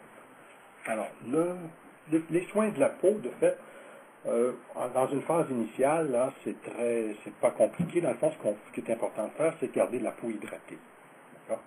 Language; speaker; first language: French; native; French